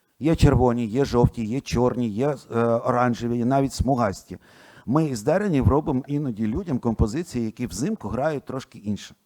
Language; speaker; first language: Ukrainian; non-native, local second language; Russian